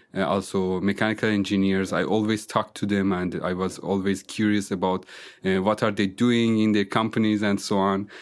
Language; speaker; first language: English; non-native, fluent; Azerbaijani